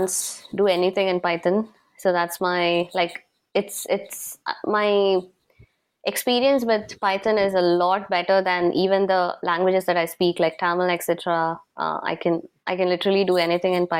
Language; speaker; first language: English; non-native, local second language; Tamil